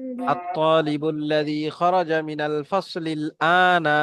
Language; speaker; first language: Arabic; non-native, fluent; Bangla